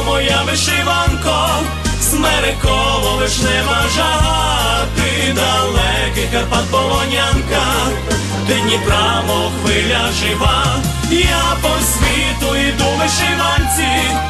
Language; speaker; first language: Ukrainian; native; Ukrainian